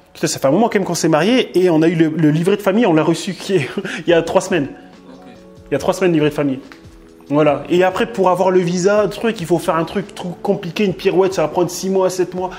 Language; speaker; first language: French; native; French